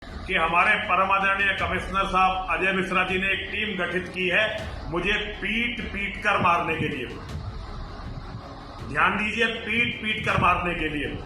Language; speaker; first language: Hindi; native; Hindi